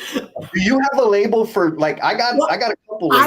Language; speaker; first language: English; native; English